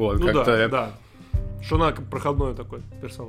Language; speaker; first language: Russian; native; Russian